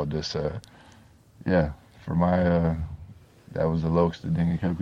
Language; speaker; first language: Dutch; non-native, learner; English